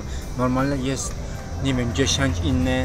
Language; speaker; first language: Polish; non-native, learner; Turkish